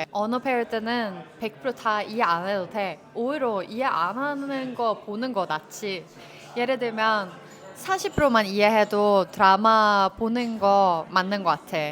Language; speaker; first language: Korean; non-native, fluent; Norwegian